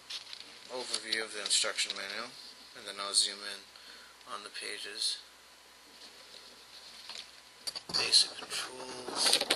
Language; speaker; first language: English; native; English